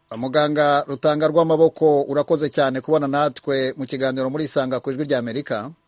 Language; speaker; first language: Kinyarwanda; native; Kinyarwanda